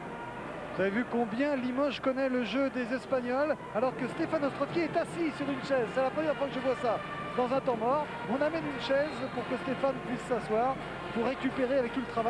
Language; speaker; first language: French; native; French